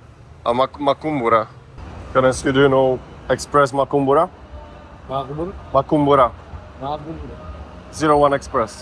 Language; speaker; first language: English; non-native, learner; Czech